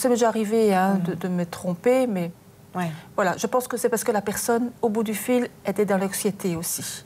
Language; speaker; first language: French; native; French